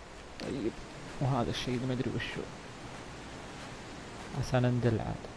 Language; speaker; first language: Arabic; native; Arabic